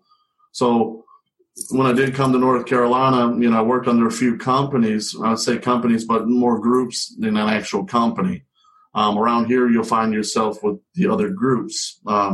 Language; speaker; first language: English; native; English